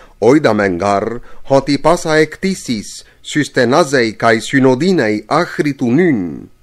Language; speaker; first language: Greek; non-native, fluent; English